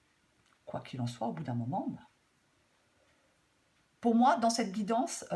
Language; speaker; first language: French; native; French